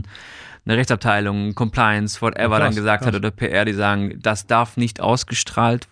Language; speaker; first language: German; native; German